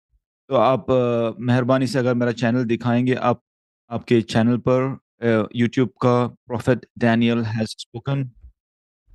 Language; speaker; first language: Hindi; early bilingual, heritage; Urdu